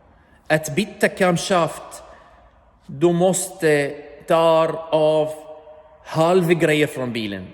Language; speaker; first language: Swedish; non-native, learner; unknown